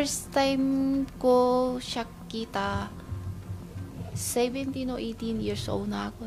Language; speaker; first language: Filipino; non-native, learner; Chinese